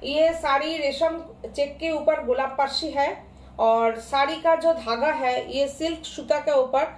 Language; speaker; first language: Hindi; non-native, local second language; Bangla